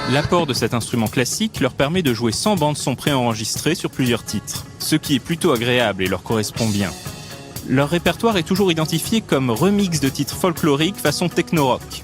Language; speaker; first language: French; native; French